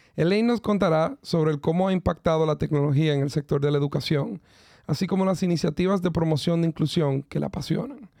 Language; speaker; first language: Spanish; native; Spanish